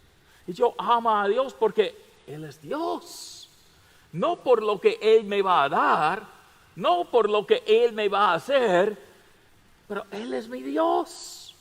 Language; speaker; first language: Spanish; non-native, fluent; English